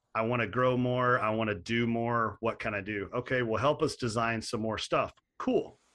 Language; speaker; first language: English; native; English